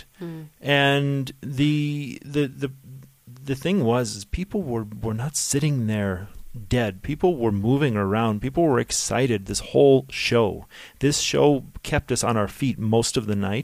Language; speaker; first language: English; native; English